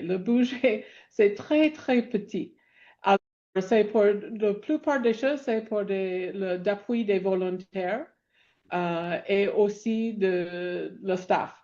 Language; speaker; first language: French; non-native, fluent; English